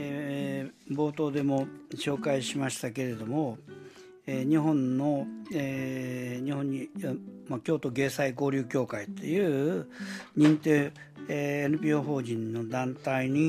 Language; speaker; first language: Japanese; native; Japanese